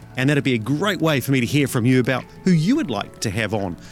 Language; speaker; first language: English; native; English